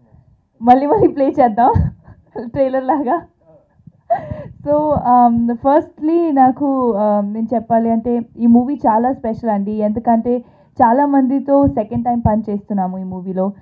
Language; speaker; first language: Telugu; non-native, local second language; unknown